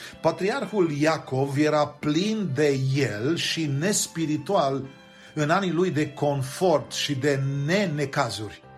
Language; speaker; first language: Romanian; native; Romanian